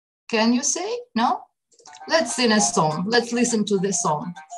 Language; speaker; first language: English; non-native, fluent; Ukrainian